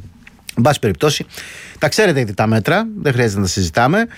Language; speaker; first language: Greek; native; Greek